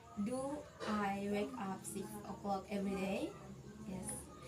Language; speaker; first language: English; non-native, fluent; Indonesian